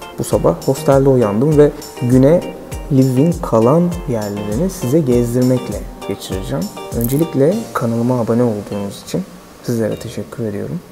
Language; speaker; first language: Turkish; native; Turkish